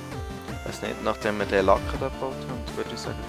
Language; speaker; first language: German; native; German